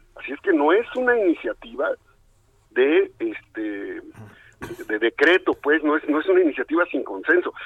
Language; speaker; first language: Spanish; native; Spanish